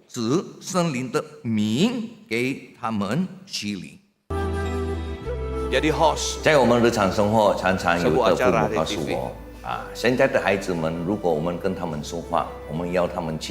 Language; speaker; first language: Chinese; non-native, fluent; Indonesian